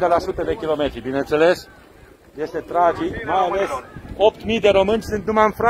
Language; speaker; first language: Romanian; native; Romanian